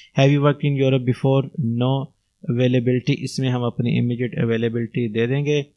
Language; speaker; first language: Hindi; non-native, local second language; Punjabi